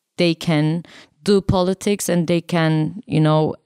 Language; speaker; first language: English; non-native, fluent; Turkish